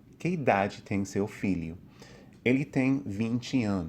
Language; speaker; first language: Portuguese; non-native, fluent; English